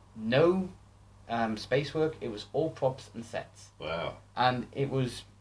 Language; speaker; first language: English; native; English